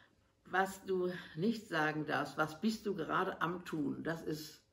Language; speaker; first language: German; non-native, learner; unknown